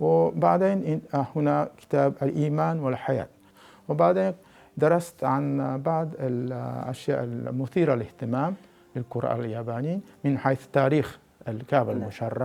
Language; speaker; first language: Arabic; non-native, fluent; Japanese